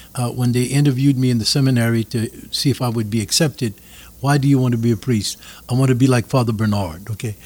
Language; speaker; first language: English; early bilingual, other home language; French